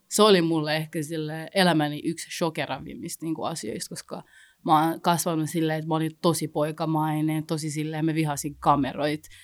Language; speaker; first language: Finnish; early bilingual, other home language; Kinyarwanda